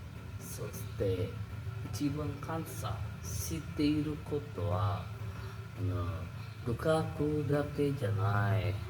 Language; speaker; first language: Japanese; non-native, learner; Indonesian